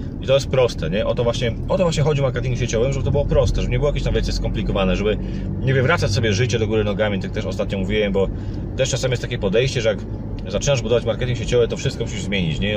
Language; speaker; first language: Polish; native; Polish